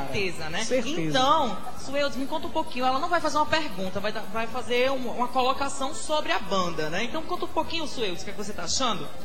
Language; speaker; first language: Portuguese; native; Portuguese